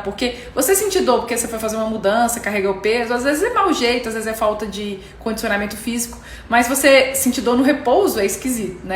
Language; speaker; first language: Portuguese; native; Portuguese